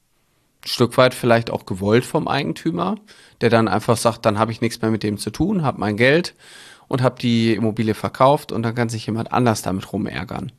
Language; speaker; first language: German; native; German